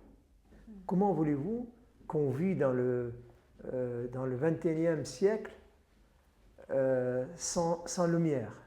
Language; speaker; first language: French; non-native, fluent; Arabic